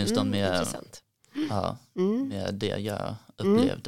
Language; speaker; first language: Swedish; early bilingual, heritage; Swedish